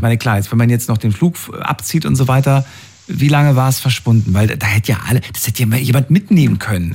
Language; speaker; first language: German; native; German